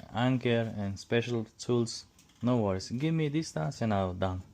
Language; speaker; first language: English; non-native, learner; Uzbek